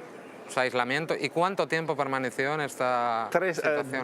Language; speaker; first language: Spanish; native; Spanish